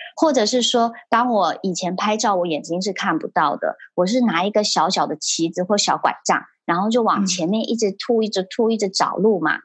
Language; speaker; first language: Chinese; early bilingual, heritage; Chinese